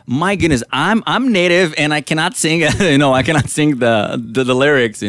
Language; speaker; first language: English; non-native, fluent; Portuguese